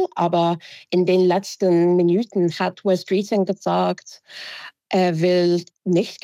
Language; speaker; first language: German; non-native, fluent; English